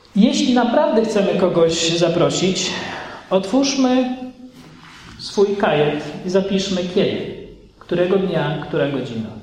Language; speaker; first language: Polish; native; Polish